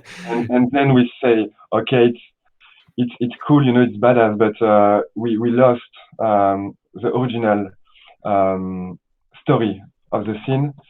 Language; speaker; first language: English; non-native, learner; French